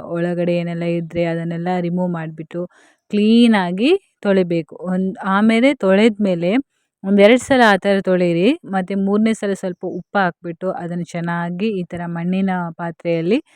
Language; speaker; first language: Kannada; non-native, local second language; Tulu